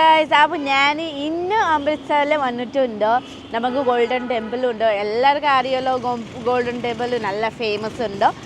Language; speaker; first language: Malayalam; non-native, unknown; Nepali